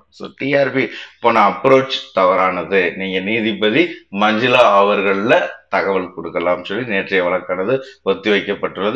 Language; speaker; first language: Tamil; native; Tamil